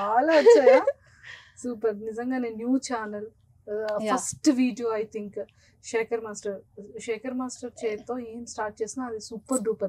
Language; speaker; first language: Telugu; native; Telugu